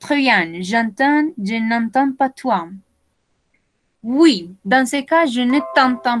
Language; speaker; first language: French; non-native, learner; Spanish